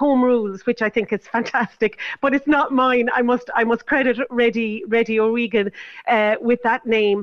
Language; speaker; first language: English; native; English